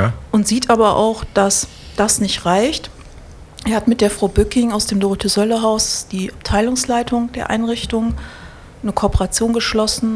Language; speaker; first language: German; native; German